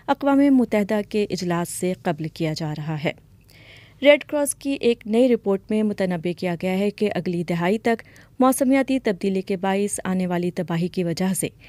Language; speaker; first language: Urdu; native; Urdu